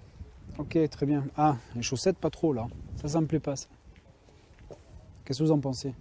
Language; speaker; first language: French; native; French